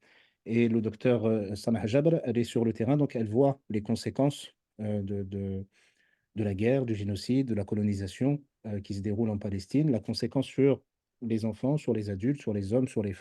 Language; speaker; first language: French; native; French